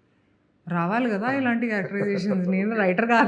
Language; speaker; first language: Telugu; non-native, local second language; Hindi